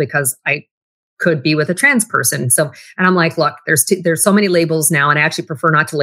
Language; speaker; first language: English; native; English